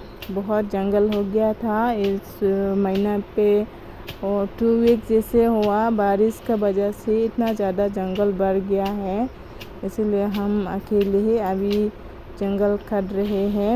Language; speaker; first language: Hindi; non-native, local second language; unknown